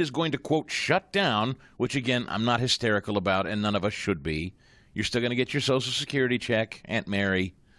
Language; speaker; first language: English; native; English